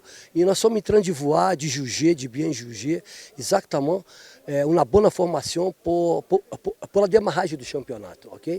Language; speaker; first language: French; non-native, fluent; Portuguese